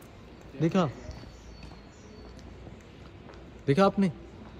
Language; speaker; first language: Hindi; non-native, learner; Bangla